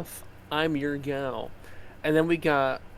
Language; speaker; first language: English; native; English